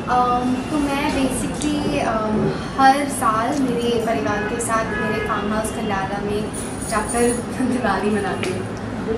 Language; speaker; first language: Hindi; non-native, local second language; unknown